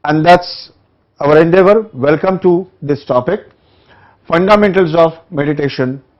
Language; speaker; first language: English; non-native, local second language; Marathi